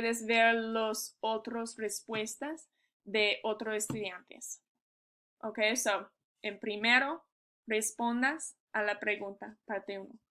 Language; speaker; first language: Spanish; non-native, learner; English